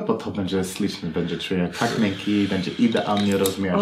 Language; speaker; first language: Polish; non-native, learner; English